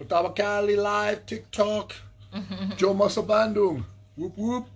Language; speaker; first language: Indonesian; non-native, learner; English